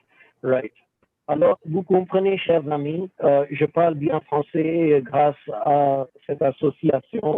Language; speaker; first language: French; non-native, fluent; Hindi